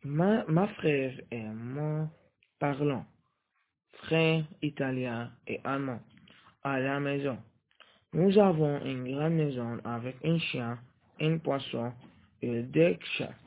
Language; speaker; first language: French; non-native, learner; Arabic